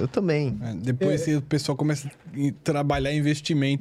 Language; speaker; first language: Portuguese; native; Portuguese